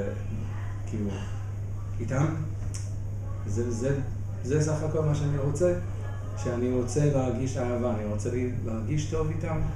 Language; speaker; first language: Hebrew; non-native, fluent; English